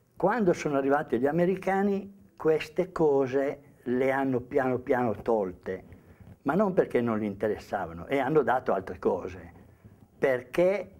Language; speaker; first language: Italian; native; Italian